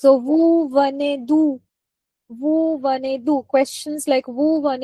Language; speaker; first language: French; non-native, fluent; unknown